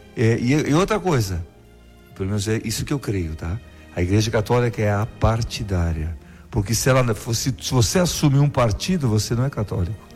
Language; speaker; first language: Portuguese; native; Portuguese